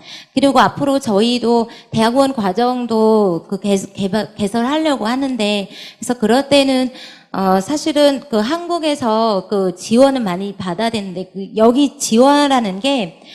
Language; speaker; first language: Korean; non-native, fluent; Vietnamese